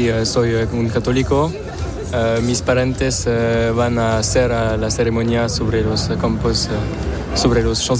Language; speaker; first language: Spanish; non-native, learner; French